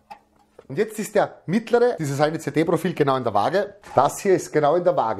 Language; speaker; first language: German; native; German